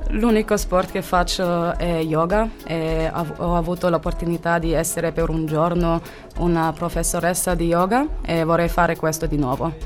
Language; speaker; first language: Italian; non-native, learner; German